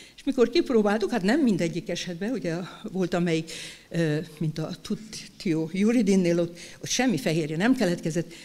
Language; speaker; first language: Hungarian; native; Hungarian